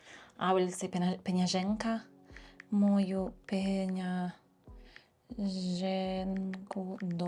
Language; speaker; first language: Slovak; non-native, learner; Italian